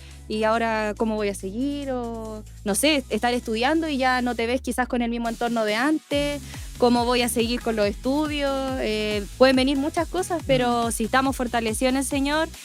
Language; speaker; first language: Spanish; native; Spanish